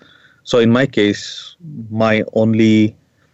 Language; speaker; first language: English; non-native, local second language; Kannada